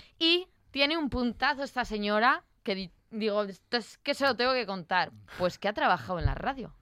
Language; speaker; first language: Spanish; native; Spanish